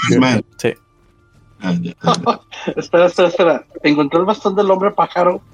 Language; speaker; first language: Spanish; native; Spanish